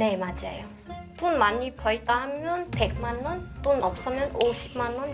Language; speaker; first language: Korean; non-native, learner; Vietnamese